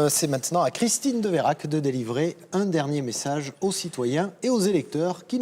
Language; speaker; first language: French; native; French